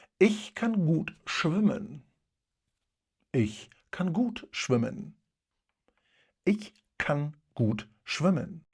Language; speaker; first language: German; non-native, fluent; Polish